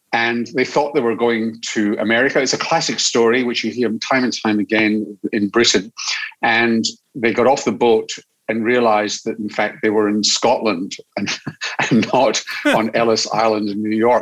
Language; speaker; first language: English; native; English